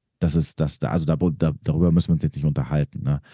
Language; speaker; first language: German; native; German